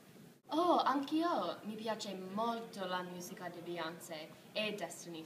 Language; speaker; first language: Italian; non-native, learner; English